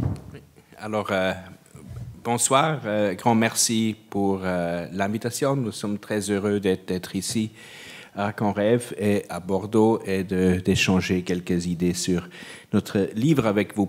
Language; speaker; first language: French; non-native, local second language; German